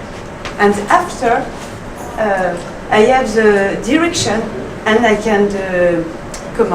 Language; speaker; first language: English; non-native, learner; French